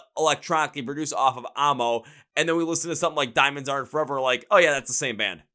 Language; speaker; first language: English; native; English